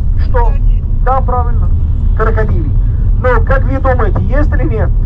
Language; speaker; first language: Russian; non-native, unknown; Arabic